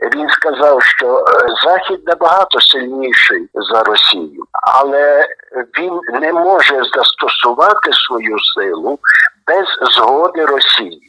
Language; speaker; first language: Ukrainian; native; Ukrainian